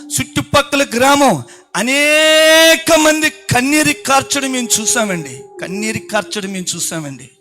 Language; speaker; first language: Telugu; native; Telugu